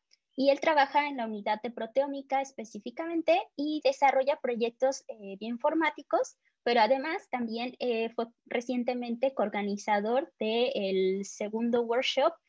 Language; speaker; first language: Spanish; native; Spanish